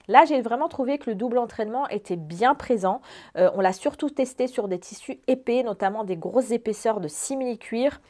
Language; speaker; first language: French; native; French